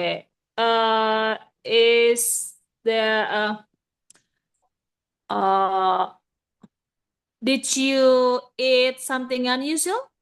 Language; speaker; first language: English; non-native, learner; Indonesian